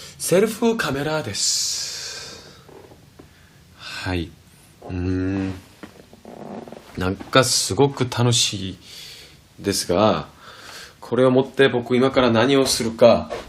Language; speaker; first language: Japanese; non-native, fluent; Korean